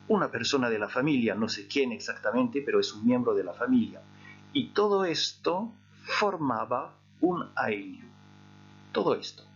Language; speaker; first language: Spanish; non-native, fluent; French